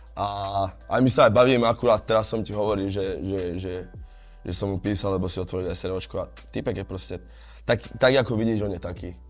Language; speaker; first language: Slovak; early bilingual, other home language; Italian